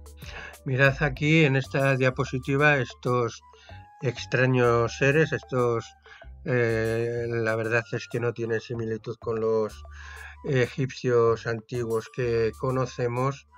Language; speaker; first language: Spanish; native; Spanish